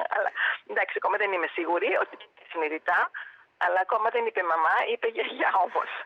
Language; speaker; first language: Greek; native; Greek